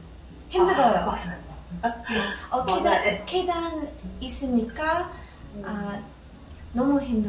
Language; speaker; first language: Korean; non-native, learner; English